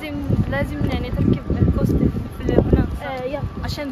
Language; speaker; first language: Arabic; non-native, learner; Malay